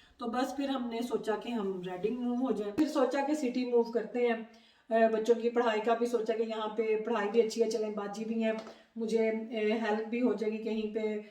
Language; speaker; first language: Urdu; non-native, local second language; Punjabi